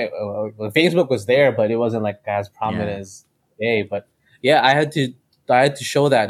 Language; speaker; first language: English; non-native, local second language; Cebuano